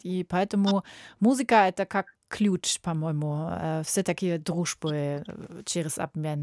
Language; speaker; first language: Russian; non-native, learner; German